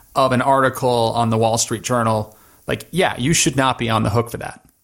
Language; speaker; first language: English; native; English